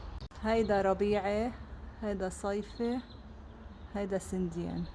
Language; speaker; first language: Arabic; native; Arabic